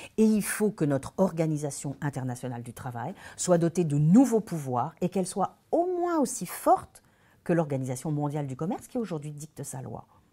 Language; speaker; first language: French; native; French